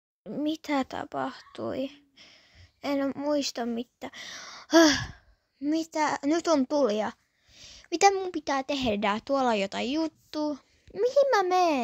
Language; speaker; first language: Finnish; early bilingual, other home language; Polish